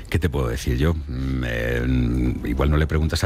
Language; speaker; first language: Spanish; native; Spanish